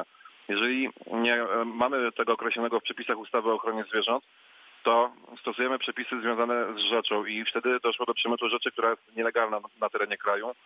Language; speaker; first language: Polish; native; Polish